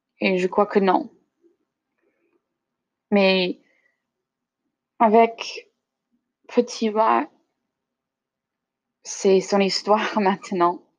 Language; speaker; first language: French; non-native, learner; English